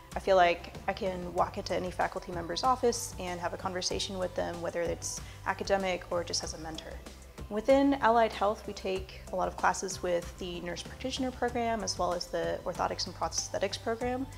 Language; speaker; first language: English; native; English